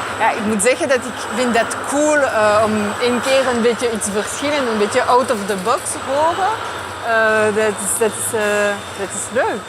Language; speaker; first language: Dutch; non-native, local second language; French